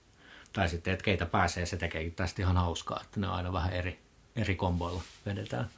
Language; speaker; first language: Finnish; native; Finnish